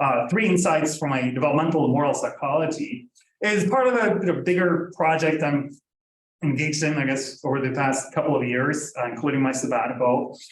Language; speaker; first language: English; non-native, fluent; Norwegian